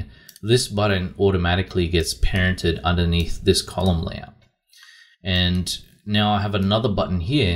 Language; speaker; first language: English; native; English